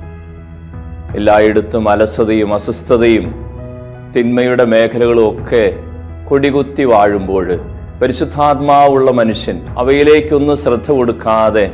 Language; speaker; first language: Malayalam; native; Malayalam